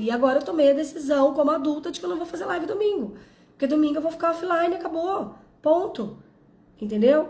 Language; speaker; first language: Portuguese; native; Portuguese